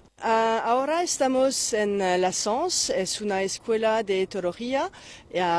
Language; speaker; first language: Spanish; non-native, fluent; French